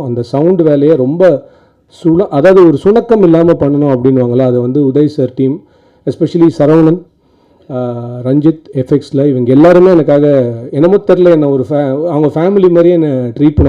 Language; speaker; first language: Tamil; native; Tamil